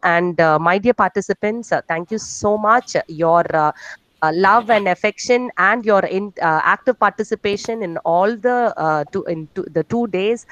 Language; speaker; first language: English; non-native, local second language; Tamil